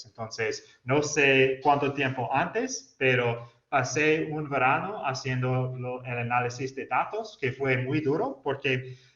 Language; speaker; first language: Spanish; non-native, fluent; English